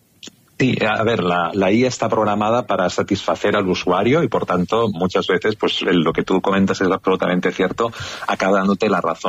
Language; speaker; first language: Spanish; native; Spanish